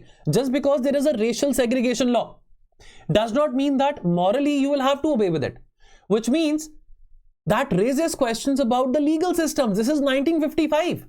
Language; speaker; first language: English; non-native, local second language; Hindi